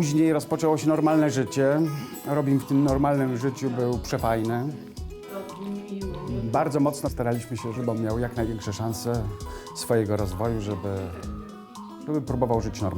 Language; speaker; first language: Polish; native; Polish